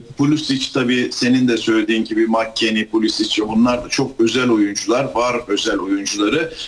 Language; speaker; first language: Turkish; native; Turkish